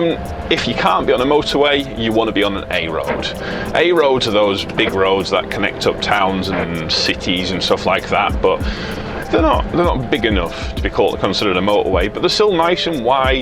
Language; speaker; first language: English; native; English